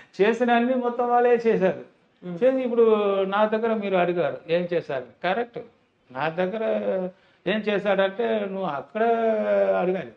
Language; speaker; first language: Telugu; non-native, learner; Tamil